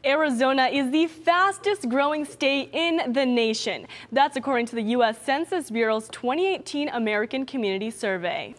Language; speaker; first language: English; native; English